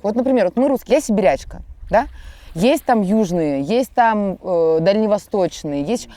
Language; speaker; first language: Russian; native; Russian